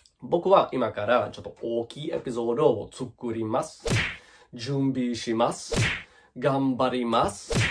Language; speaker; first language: Japanese; non-native, learner; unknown